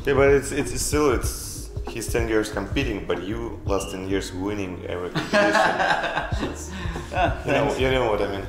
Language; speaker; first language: English; non-native, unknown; Russian